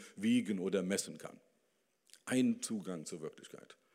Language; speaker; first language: German; native; German